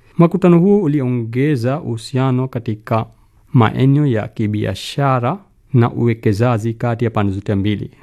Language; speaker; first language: Swahili; non-native, fluent; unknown